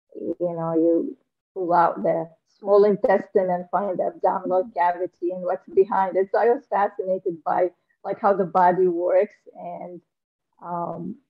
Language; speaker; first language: English; non-native, fluent; Arabic